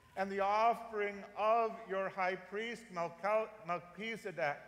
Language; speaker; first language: English; native; English